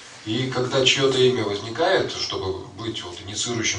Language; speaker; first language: Russian; native; Russian